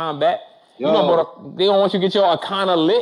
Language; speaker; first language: English; non-native, local second language; Shona